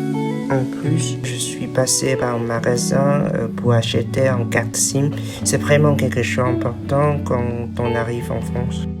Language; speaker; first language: French; non-native, fluent; Vietnamese